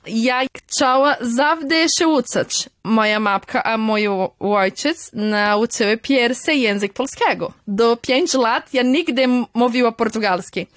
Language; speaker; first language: Polish; early bilingual, heritage; Polish